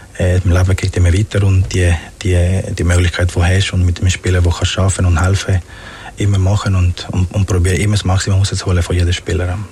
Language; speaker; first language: German; non-native, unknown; Spanish